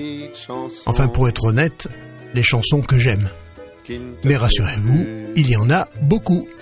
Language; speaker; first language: French; native; French